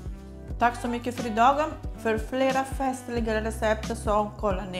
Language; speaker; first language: Swedish; non-native, fluent; Italian